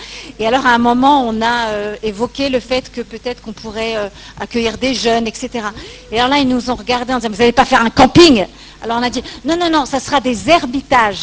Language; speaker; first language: French; native; French